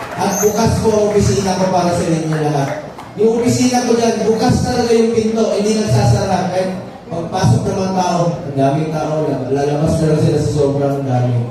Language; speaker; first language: Filipino; non-native, local second language; Cebuano